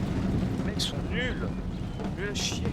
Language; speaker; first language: French; native; French